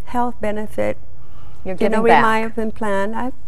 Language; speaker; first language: English; non-native, learner; Vietnamese